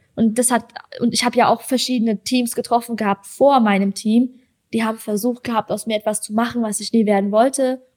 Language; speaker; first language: German; early bilingual, other home language; Persian